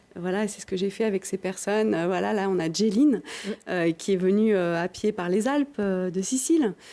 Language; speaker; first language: French; native; French